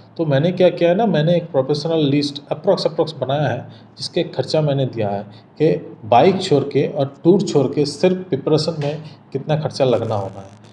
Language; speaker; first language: Hindi; non-native, local second language; Bangla